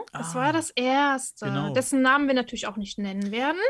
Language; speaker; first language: German; native; German